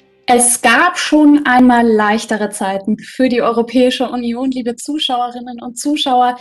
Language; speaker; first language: German; native; German